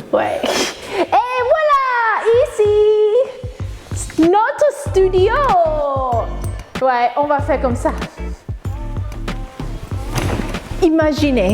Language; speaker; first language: French; non-native, learner; Thai